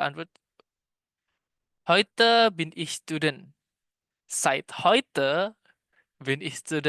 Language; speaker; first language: German; non-native, fluent; Indonesian